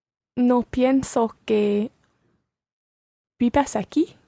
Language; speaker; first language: Spanish; non-native, learner; English